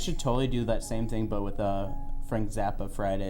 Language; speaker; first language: English; native; English